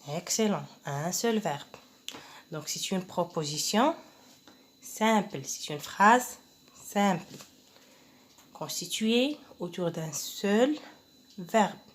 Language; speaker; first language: French; non-native, local second language; Arabic